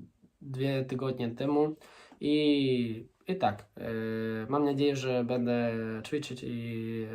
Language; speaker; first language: Polish; non-native, learner; Spanish